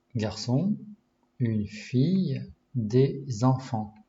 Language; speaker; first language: French; non-native, learner; Japanese